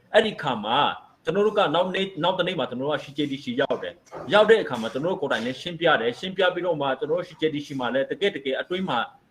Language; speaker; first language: Burmese; non-native, local second language; Hakha Chin